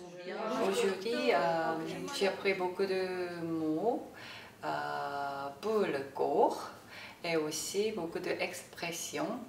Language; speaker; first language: French; non-native, learner; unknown